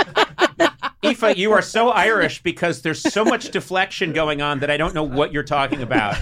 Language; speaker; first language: English; native; English